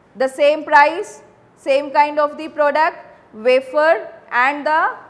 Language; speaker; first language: English; non-native, local second language; Gujarati